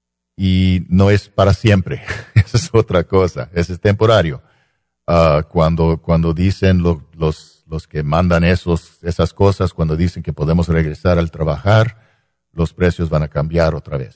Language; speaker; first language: Spanish; non-native, fluent; English